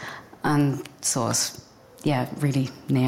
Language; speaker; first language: German; non-native, fluent; English